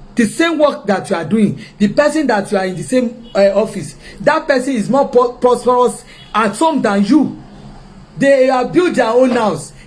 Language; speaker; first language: English; non-native, local second language; Yoruba